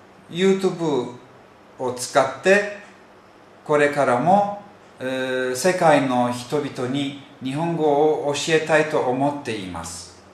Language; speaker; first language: Japanese; non-native, fluent; Turkish